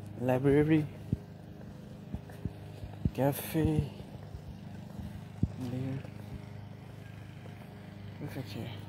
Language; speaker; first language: English; non-native, learner; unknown